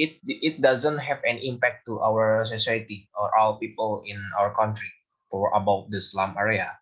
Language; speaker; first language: English; non-native, learner; Indonesian